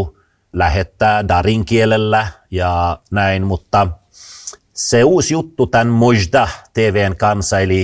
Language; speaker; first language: Finnish; early bilingual, heritage; Finnish